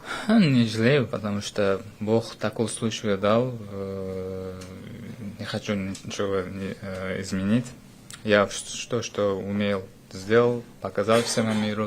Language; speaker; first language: Russian; non-native, fluent; Uzbek